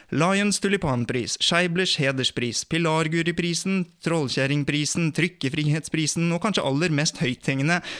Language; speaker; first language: Norwegian; native; Norwegian